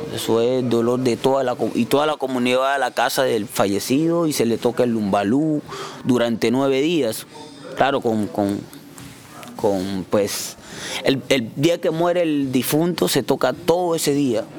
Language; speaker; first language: Spanish; native; Spanish